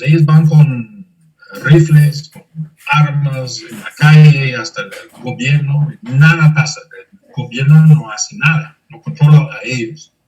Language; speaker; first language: Spanish; non-native, fluent; English